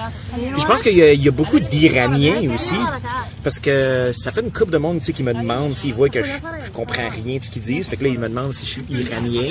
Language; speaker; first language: French; native; French